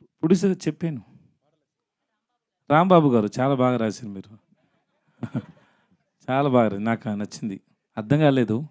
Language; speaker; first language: Telugu; non-native, learner; Tamil